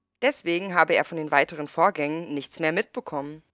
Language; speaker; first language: German; native; German